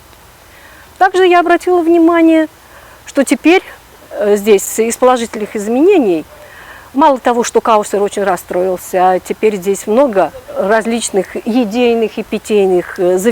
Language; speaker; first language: Russian; non-native, local second language; Ukrainian